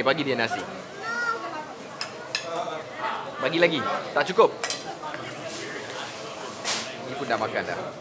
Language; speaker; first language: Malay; non-native, local second language; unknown